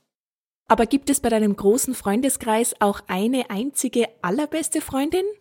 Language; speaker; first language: German; native; German